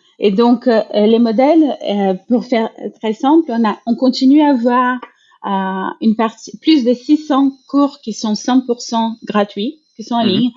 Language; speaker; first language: French; non-native, fluent; Portuguese